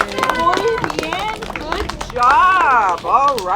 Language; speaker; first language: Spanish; early bilingual, heritage; Spanish